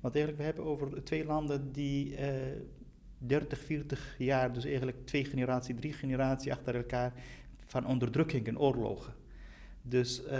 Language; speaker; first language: Dutch; non-native, fluent; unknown